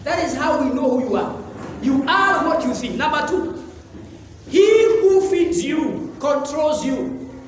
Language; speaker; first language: English; non-native, local second language; Swahili